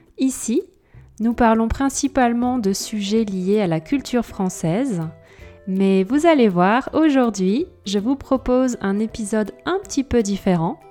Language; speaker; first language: French; native; French